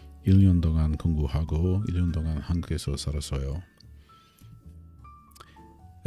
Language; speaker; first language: Korean; non-native, learner; English